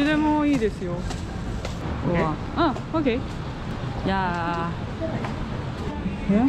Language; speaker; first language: Japanese; non-native, fluent; Korean